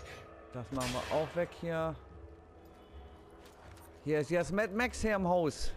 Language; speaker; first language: German; native; German